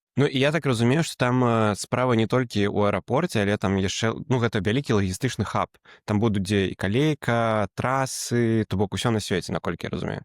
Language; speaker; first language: Belarusian; native; Belarusian